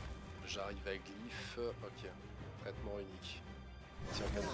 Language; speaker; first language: French; native; French